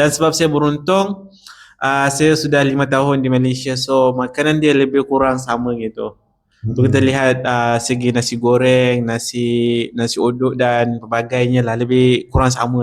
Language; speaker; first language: Indonesian; non-native, learner; Arabic